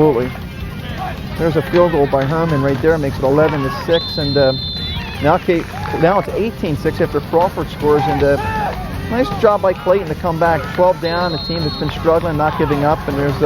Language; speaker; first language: English; native; English